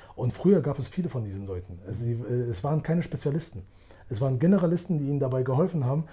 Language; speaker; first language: German; early bilingual, other home language; Albanian